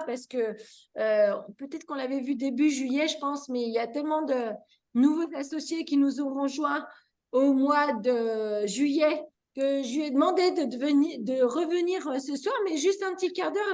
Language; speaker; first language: French; native; French